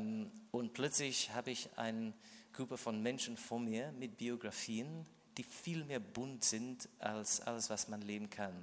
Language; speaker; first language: German; non-native, fluent; English